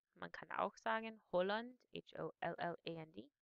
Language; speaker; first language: German; non-native, fluent; English